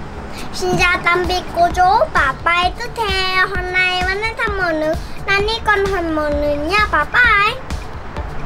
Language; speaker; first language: Vietnamese; early bilingual, heritage; Vietnamese